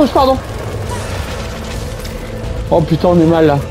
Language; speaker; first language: French; native; French